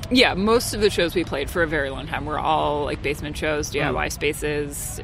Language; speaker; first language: English; native; English